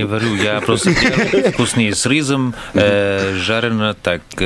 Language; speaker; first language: Russian; non-native, learner; Arabic